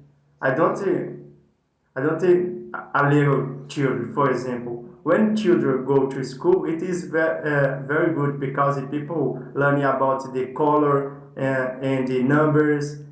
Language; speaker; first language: English; non-native, learner; Portuguese